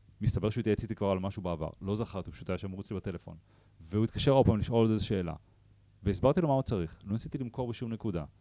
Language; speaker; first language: Hebrew; native; Hebrew